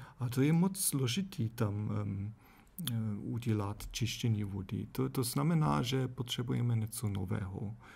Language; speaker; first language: Czech; non-native, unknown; German